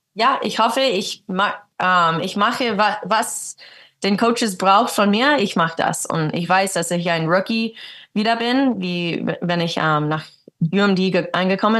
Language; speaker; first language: German; early bilingual, heritage; English